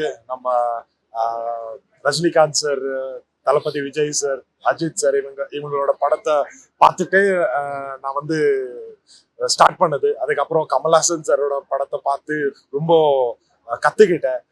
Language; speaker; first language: Tamil; non-native, local second language; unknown